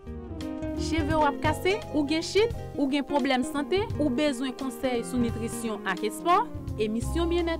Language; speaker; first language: Haitian Creole; native; Haitian Creole